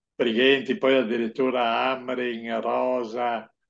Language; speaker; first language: Italian; non-native, local second language; Friulian